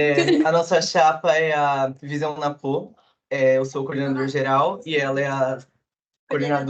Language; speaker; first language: Portuguese; native; Portuguese